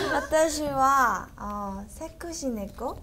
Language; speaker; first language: Japanese; non-native, learner; Korean